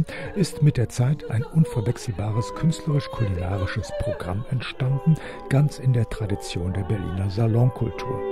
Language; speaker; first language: German; native; German